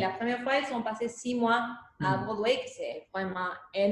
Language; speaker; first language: French; non-native, fluent; Spanish